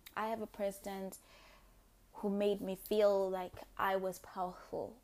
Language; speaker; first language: English; non-native, local second language; Shona